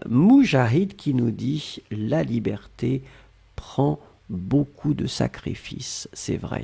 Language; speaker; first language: French; native; French